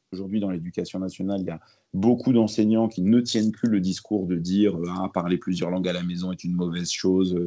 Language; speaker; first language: French; early bilingual, other home language; Arabic